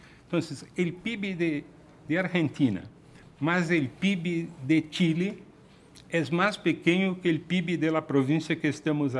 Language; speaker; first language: Spanish; non-native, fluent; Portuguese